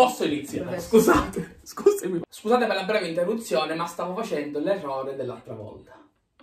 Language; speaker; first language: Italian; native; Italian